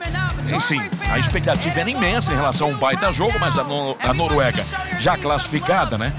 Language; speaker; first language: Portuguese; native; Portuguese